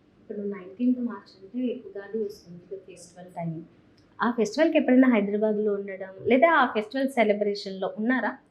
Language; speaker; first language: Telugu; native; Telugu